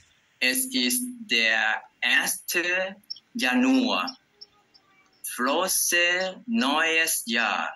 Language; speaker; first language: German; non-native, learner; Thai